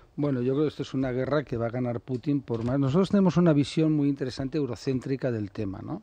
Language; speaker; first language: Spanish; native; Spanish